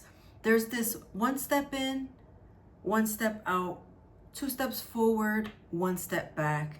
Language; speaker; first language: English; native; English